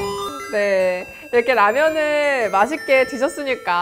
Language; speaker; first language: Korean; native; Korean